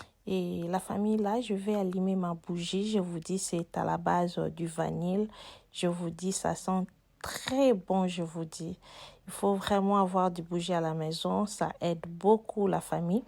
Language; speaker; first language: French; non-native, local second language; Lingala